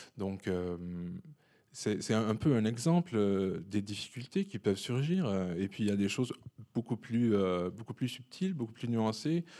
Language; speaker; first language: French; native; French